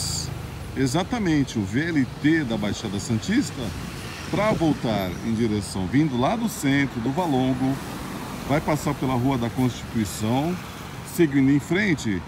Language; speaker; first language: Portuguese; native; Portuguese